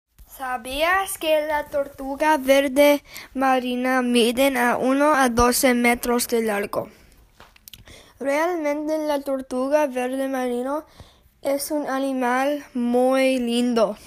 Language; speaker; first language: Spanish; non-native, learner; English